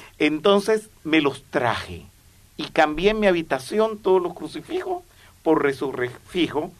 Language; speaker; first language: Spanish; native; Spanish